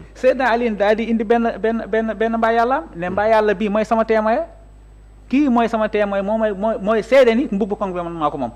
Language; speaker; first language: Wolof; native; Wolof